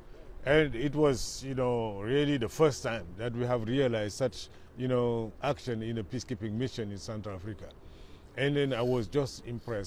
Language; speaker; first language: English; non-native, fluent; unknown